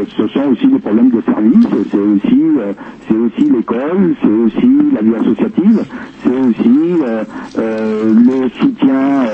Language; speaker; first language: French; native; French